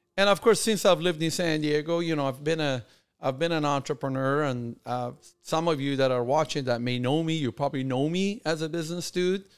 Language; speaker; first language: English; non-native, fluent; Persian